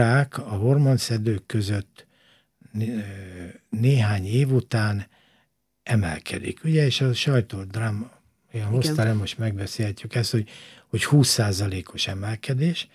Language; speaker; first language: Hungarian; native; Hungarian